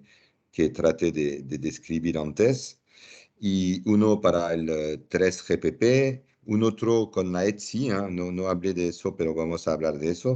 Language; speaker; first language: Spanish; non-native, fluent; French